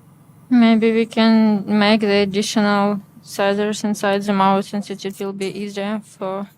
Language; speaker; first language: English; non-native, learner; Ukrainian